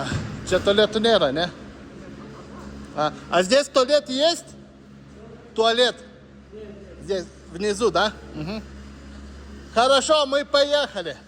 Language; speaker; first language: Russian; non-native, learner; Lithuanian